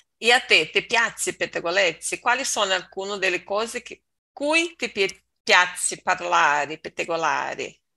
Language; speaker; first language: Italian; non-native, learner; Portuguese